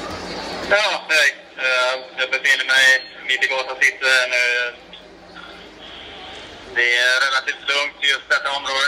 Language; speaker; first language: Swedish; native; Swedish